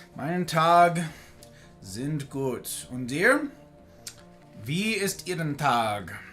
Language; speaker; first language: German; non-native, learner; English